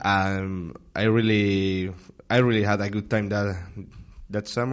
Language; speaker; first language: English; non-native, learner; Spanish